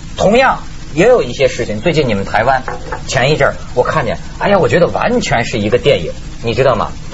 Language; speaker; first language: Chinese; native; Chinese